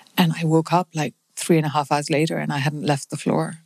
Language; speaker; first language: English; non-native, local second language; Punjabi